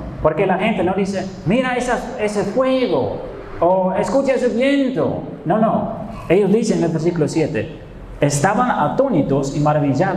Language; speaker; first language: Spanish; non-native, fluent; Dutch